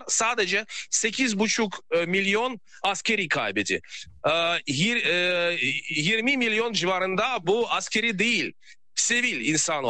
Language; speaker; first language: Turkish; non-native, learner; Russian